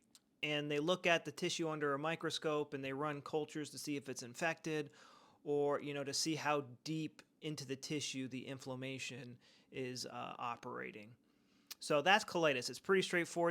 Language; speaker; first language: English; native; English